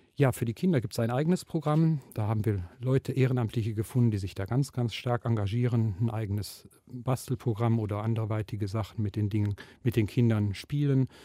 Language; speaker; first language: German; native; German